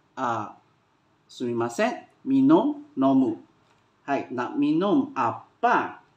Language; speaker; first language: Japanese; non-native, learner; Malay